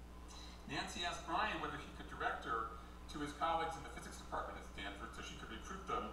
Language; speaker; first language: English; native; English